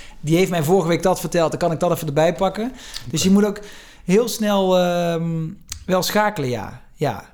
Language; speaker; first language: Dutch; native; Dutch